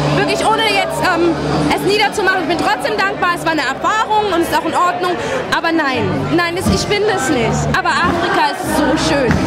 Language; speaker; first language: German; early bilingual, other home language; Arabic